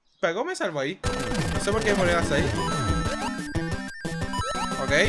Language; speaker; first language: Spanish; native; Spanish